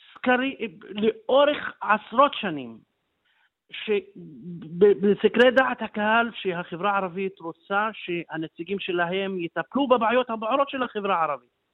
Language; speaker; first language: Hebrew; non-native, local second language; Arabic